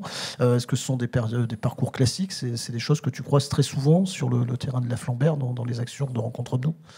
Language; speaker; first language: French; native; French